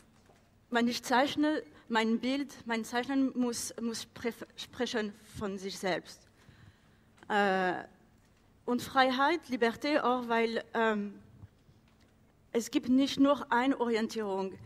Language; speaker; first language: German; non-native, learner; French